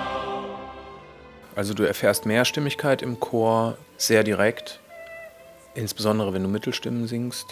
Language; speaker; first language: German; native; German